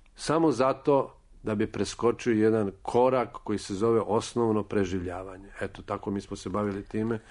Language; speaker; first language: Serbian; native; Serbian